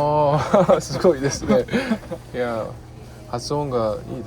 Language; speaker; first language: Japanese; non-native, learner; Korean